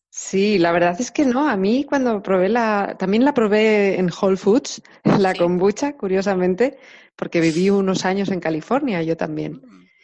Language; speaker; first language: Spanish; native; Spanish